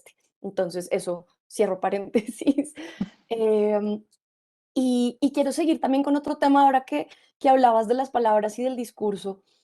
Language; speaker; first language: Spanish; native; Spanish